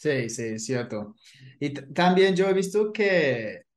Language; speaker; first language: Spanish; non-native, fluent; English